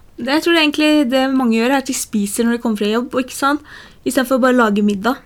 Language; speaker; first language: Norwegian; early bilingual, other home language; Polish